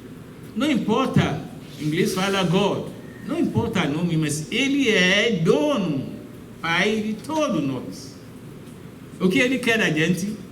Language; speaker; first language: Portuguese; non-native, fluent; Yoruba